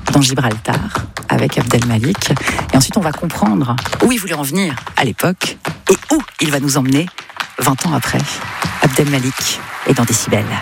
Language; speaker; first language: French; native; French